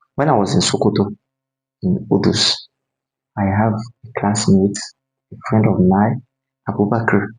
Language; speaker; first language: English; non-native, local second language; Yoruba